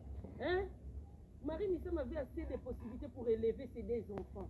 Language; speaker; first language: French; non-native, local second language; Lingala